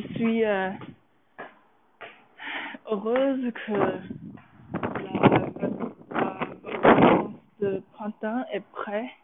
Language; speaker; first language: French; non-native, learner; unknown